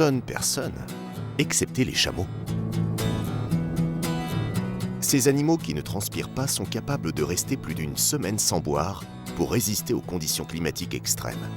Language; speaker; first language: French; native; French